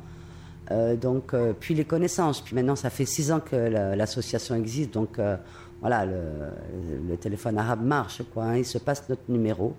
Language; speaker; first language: French; native; French